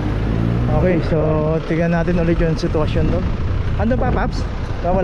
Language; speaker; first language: Filipino; native; Filipino